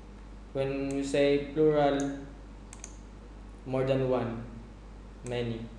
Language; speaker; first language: English; non-native, fluent; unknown